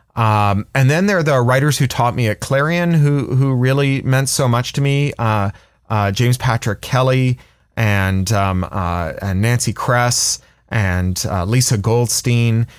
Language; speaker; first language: English; native; English